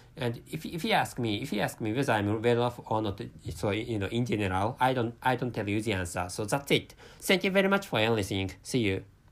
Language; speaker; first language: English; non-native, fluent; Japanese